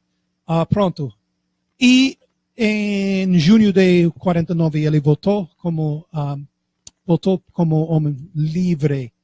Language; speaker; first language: Portuguese; non-native, fluent; English